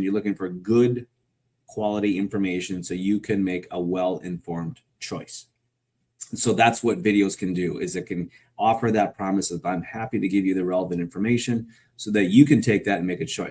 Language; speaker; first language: English; native; English